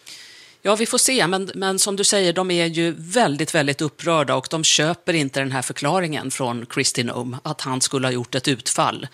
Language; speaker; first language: Swedish; native; Swedish